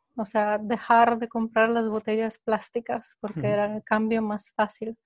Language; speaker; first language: Spanish; non-native, fluent; Polish